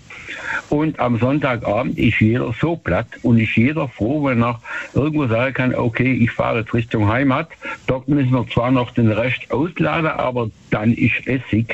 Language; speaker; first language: German; native; German